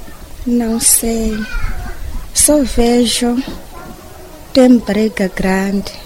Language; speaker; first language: Portuguese; non-native, local second language; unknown